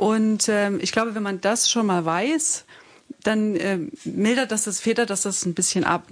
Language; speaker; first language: German; native; German